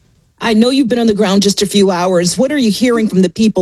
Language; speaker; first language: English; native; English